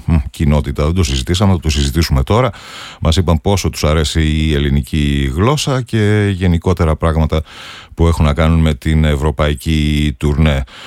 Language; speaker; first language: Greek; native; Greek